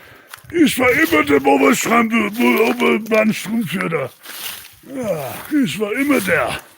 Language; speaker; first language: German; non-native, learner; Spanish